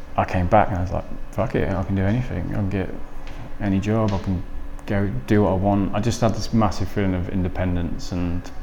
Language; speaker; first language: English; native; English